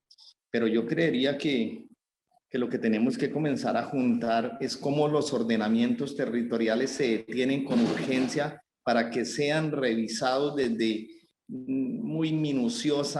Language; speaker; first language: Spanish; native; Spanish